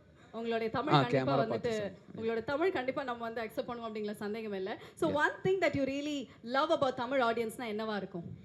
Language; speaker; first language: Tamil; native; Tamil